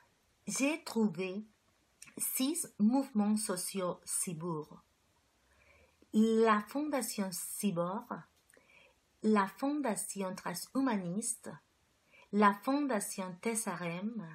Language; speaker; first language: French; non-native, fluent; Spanish